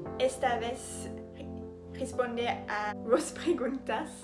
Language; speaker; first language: Spanish; non-native, learner; French